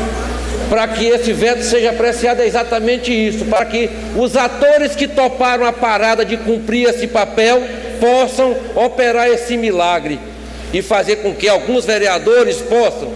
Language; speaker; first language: Portuguese; native; Portuguese